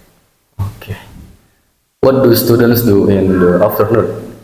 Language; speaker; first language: English; non-native, learner; Indonesian